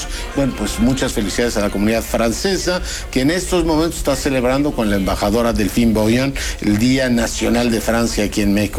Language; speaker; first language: Spanish; native; Spanish